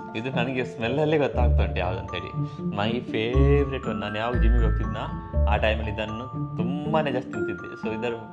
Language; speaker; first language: Kannada; non-native, local second language; Tulu